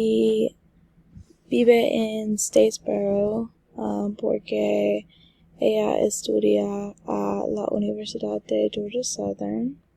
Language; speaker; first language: Spanish; non-native, learner; English